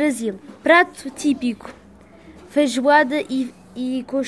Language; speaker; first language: Portuguese; early bilingual, heritage; Portuguese